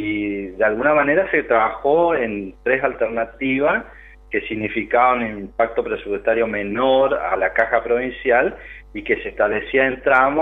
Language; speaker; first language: Spanish; native; Spanish